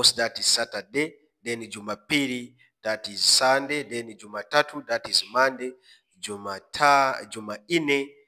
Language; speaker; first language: English; non-native, local second language; Swahili